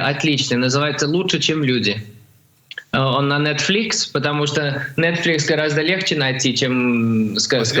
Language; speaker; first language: Russian; early bilingual, heritage; Russian